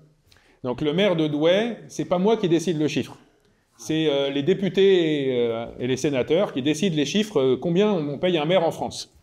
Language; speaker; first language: French; native; French